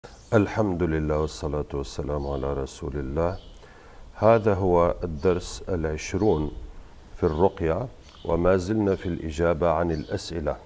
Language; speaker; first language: Arabic; native; Arabic